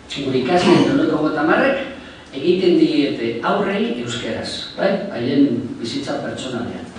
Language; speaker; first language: Basque; non-native, local second language; Spanish